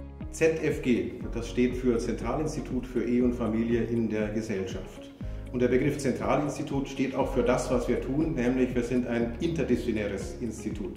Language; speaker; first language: German; native; German